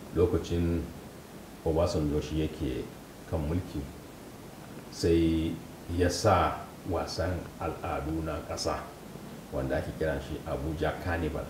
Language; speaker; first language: Hausa; non-native, local second language; Kanuri